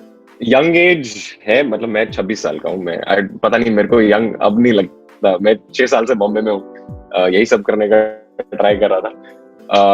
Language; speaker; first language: Hindi; native; Hindi